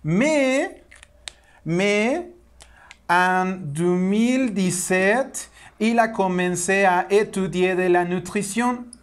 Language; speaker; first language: French; non-native, learner; Spanish